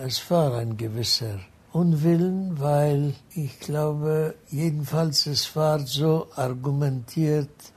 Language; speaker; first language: German; non-native, fluent; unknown